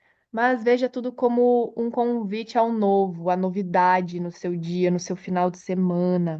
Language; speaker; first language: Portuguese; native; Portuguese